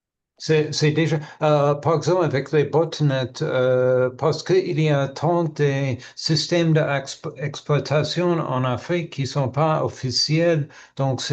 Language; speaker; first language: French; non-native, learner; English